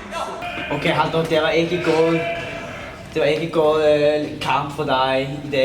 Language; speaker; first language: Danish; non-native, learner; Icelandic